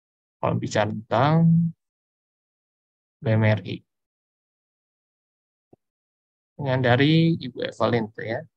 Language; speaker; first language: Indonesian; native; Indonesian